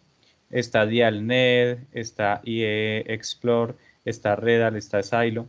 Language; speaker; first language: Spanish; native; Spanish